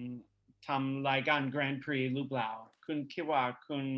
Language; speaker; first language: Thai; non-native, learner; English